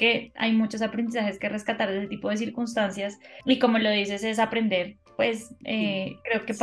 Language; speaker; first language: Spanish; native; Spanish